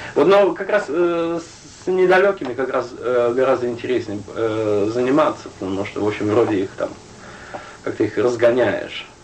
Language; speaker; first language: Russian; native; Russian